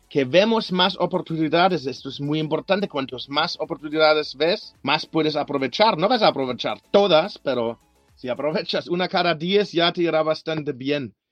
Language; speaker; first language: Spanish; non-native, fluent; German